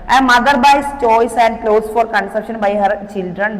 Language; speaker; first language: English; non-native, local second language; Malayalam